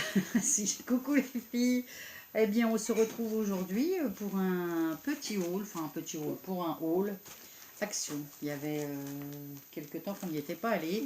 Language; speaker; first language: French; native; French